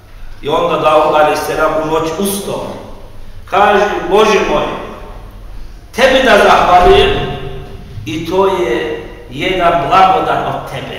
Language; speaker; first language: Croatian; non-native, fluent; Turkish